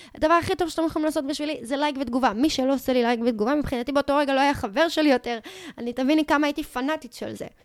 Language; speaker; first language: Hebrew; non-native, fluent; English